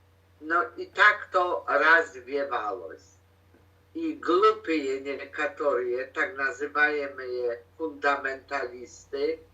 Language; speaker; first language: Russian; non-native, learner; Polish